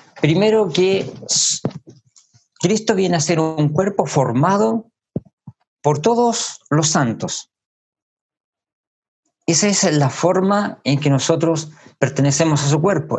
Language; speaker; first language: Spanish; native; Spanish